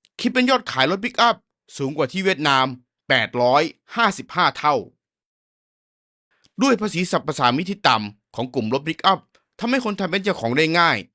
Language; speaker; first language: Thai; native; Thai